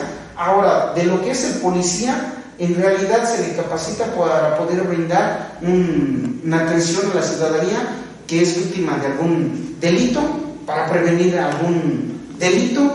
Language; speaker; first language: Spanish; native; Spanish